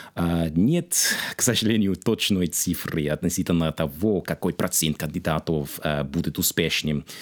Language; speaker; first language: Russian; non-native, fluent; English